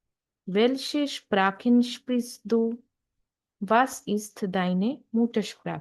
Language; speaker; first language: German; non-native, fluent; Hindi